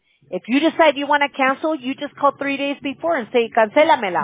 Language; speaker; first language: English; early bilingual, other home language; Spanish